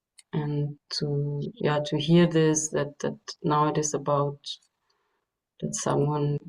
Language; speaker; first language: English; non-native, fluent; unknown